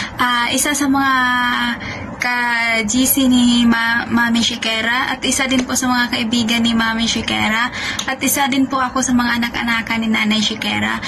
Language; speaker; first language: Filipino; non-native, local second language; Hiligaynon